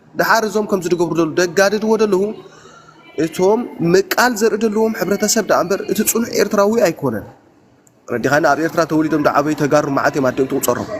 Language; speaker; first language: Tigrinya; native; Tigrinya